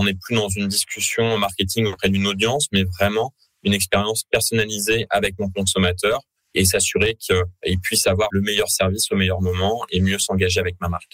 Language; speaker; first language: French; native; French